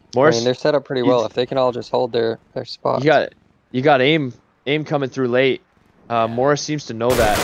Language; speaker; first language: English; native; English